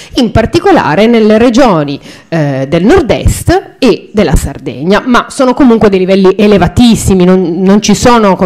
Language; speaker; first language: Italian; native; Italian